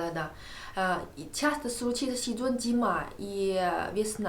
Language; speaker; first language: Russian; non-native, learner; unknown